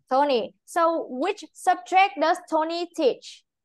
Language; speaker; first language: English; non-native, fluent; Vietnamese